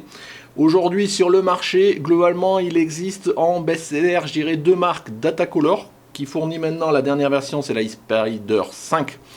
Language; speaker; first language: French; native; French